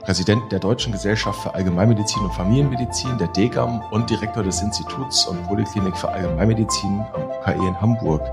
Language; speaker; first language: German; native; German